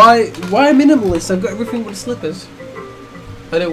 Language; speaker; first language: English; native; English